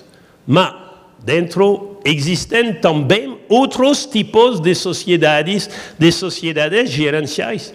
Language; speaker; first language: Portuguese; non-native, learner; French